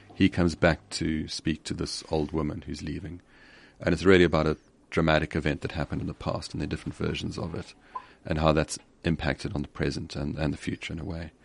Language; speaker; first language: English; native; English